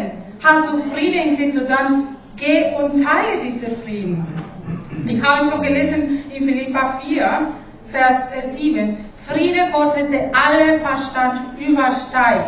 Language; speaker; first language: German; non-native, fluent; Spanish